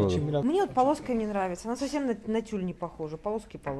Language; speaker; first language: Russian; native; Russian